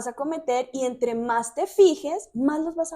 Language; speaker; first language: Spanish; native; Spanish